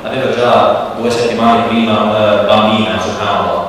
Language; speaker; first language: Italian; non-native, learner; English